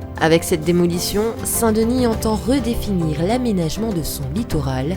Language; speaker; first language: French; native; French